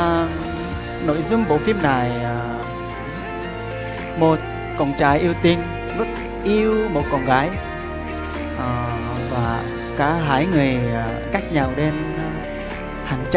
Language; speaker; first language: Vietnamese; non-native, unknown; Korean